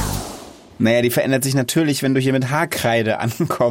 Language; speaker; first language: German; native; German